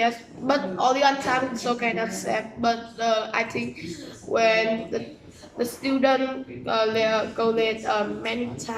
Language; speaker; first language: English; non-native, learner; Vietnamese